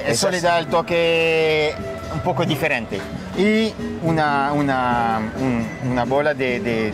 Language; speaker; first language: Spanish; non-native, fluent; French